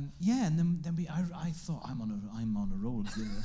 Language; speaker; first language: English; non-native, local second language; Welsh